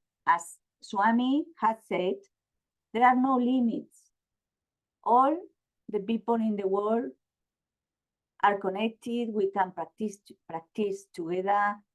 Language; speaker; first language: English; non-native, learner; Spanish